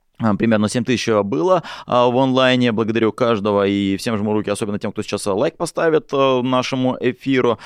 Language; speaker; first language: Russian; native; Russian